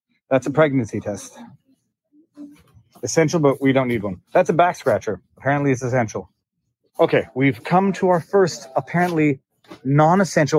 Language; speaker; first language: English; native; English